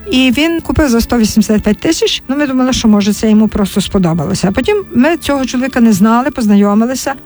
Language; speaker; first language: Ukrainian; native; Ukrainian